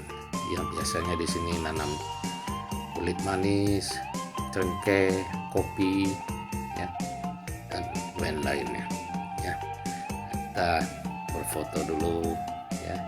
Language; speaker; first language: Indonesian; non-native, local second language; Minangkabau